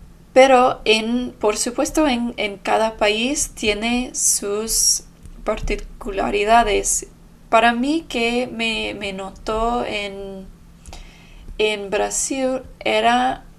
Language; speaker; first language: Spanish; non-native, fluent; English